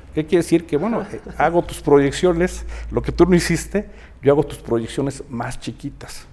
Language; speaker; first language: Spanish; native; Spanish